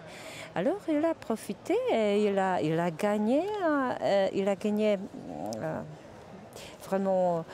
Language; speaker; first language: French; non-native, fluent; Czech